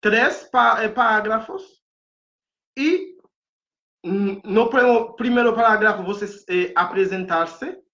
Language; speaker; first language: Portuguese; non-native, fluent; Haitian Creole